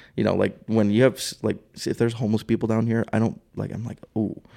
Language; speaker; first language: English; native; English